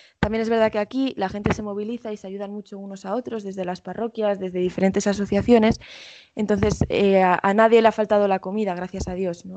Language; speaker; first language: Spanish; native; Spanish